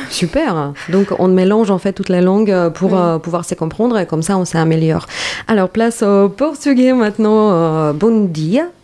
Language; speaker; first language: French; native; French